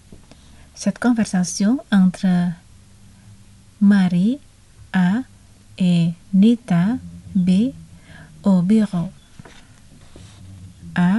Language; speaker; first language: French; non-native, fluent; Indonesian